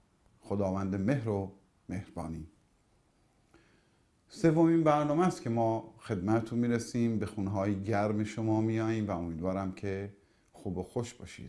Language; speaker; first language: Persian; native; Persian